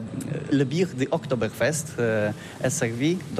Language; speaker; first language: French; non-native, learner; Polish